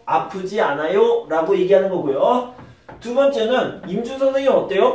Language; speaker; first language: Korean; native; Korean